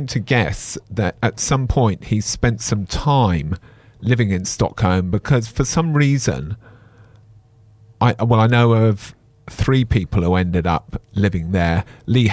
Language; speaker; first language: English; native; English